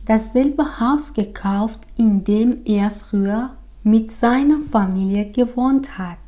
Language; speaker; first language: German; non-native, fluent; Persian